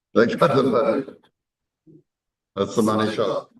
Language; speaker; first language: English; native; English